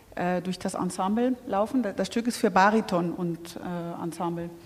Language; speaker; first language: German; non-native, fluent; Spanish